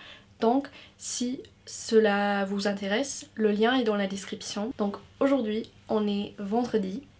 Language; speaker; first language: French; non-native, fluent; English